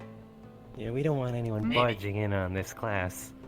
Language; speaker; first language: English; native; English